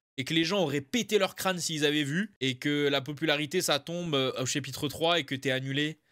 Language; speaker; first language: French; native; French